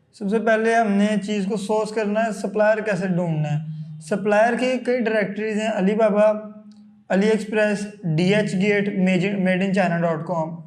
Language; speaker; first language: Urdu; non-native, local second language; Punjabi